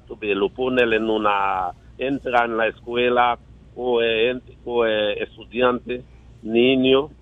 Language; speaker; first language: Spanish; non-native, learner; Haitian Creole